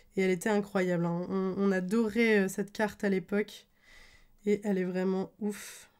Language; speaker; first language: French; native; French